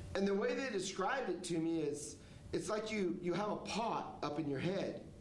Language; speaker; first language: English; native; English